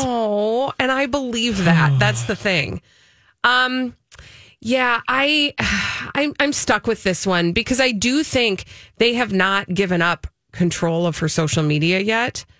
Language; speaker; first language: English; native; English